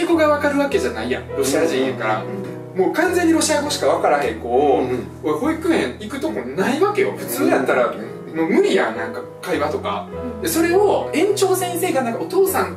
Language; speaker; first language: Japanese; early bilingual, other home language; Russian